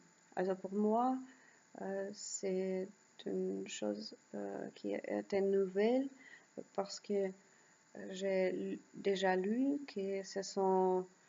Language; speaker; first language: French; non-native, learner; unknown